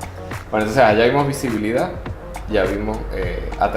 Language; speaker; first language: Spanish; native; Spanish